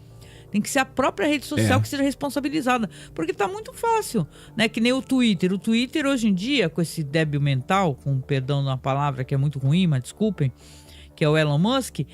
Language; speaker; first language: Portuguese; native; Portuguese